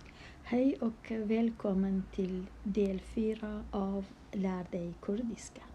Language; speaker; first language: Swedish; non-native, local second language; Kurdish